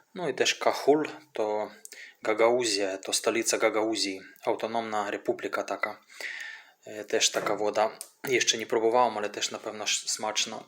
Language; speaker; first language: Polish; non-native, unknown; Ukrainian